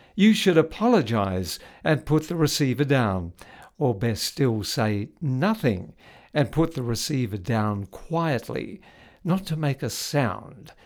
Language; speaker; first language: English; native; English